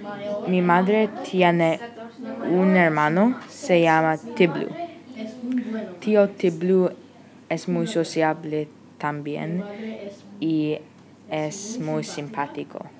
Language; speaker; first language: Spanish; non-native, learner; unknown